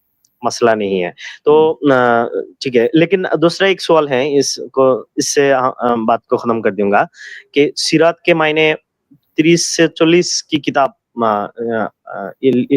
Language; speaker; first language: Hindi; non-native, learner; Bangla